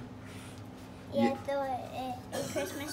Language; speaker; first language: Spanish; early bilingual, heritage; Spanish